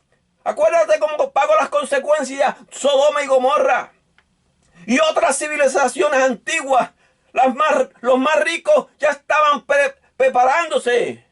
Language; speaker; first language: Spanish; native; Spanish